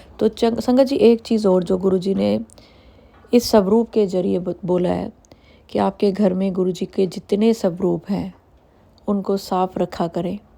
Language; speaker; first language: Hindi; native; Hindi